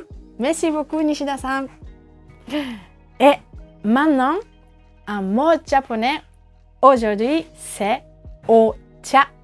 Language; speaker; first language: French; non-native, fluent; Japanese